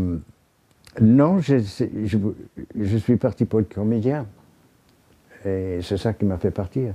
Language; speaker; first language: French; non-native, fluent; English